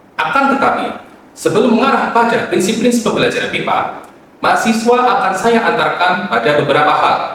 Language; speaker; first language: Indonesian; native; Indonesian